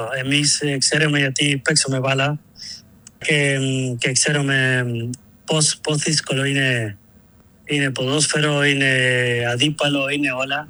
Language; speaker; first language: Greek; non-native, learner; Spanish